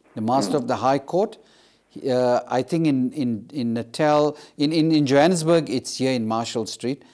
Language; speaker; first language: English; native; English